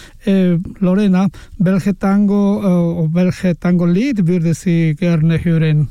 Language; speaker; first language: German; non-native, learner; Spanish